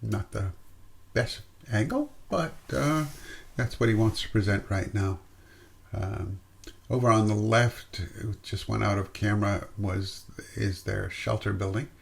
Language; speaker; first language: English; native; English